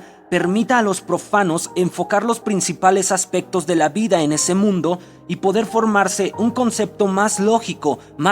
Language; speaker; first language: Spanish; native; Spanish